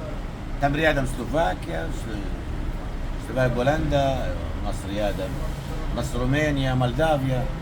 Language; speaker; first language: Russian; non-native, learner; Arabic